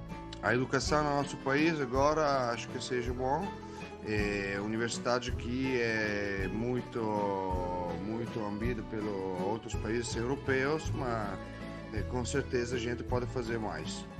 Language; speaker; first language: Portuguese; non-native, fluent; Italian